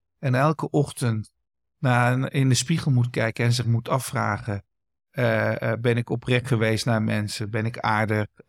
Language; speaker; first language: Dutch; early bilingual, other home language; Kurdish